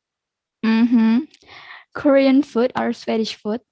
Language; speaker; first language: English; non-native, learner; Indonesian